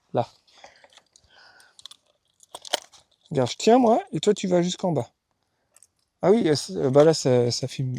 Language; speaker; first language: French; native; French